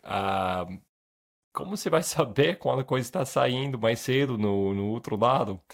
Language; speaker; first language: Portuguese; non-native, fluent; English